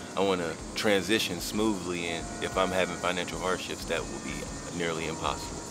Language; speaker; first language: English; native; English